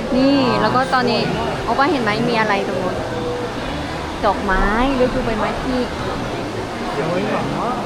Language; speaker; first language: Thai; native; Thai